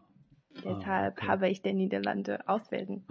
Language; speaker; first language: German; non-native, learner; Chinese